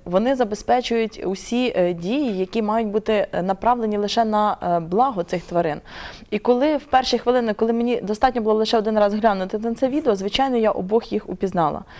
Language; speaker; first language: Ukrainian; native; Ukrainian